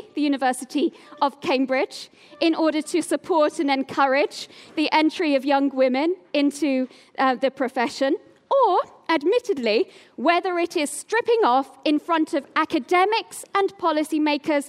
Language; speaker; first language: English; native; English